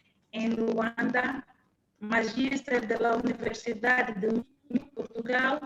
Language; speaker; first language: Spanish; non-native, fluent; Portuguese